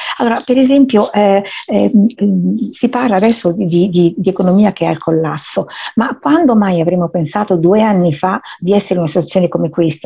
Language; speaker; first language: Italian; native; Italian